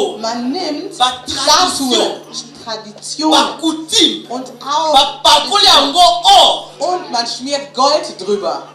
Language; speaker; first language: German; non-native, fluent; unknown